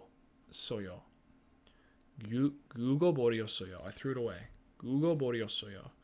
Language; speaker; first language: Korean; non-native, learner; English